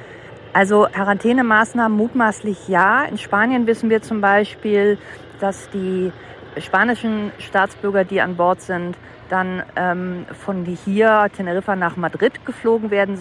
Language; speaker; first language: German; native; German